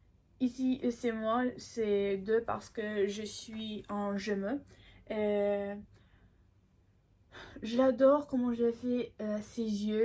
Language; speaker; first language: French; non-native, learner; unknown